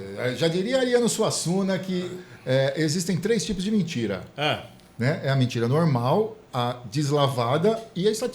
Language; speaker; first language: Portuguese; native; Portuguese